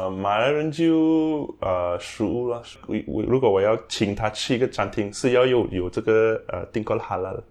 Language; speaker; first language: Chinese; non-native, local second language; Tamil